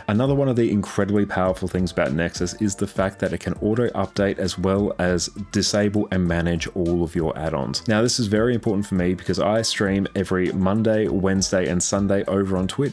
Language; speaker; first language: English; native; English